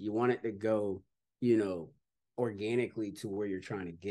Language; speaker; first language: English; native; English